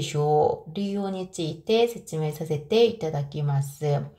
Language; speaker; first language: Japanese; non-native, fluent; Korean